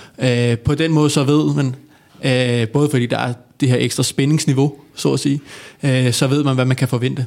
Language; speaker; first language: Danish; native; Danish